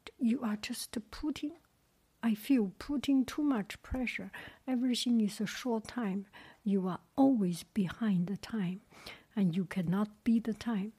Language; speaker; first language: English; non-native, fluent; Chinese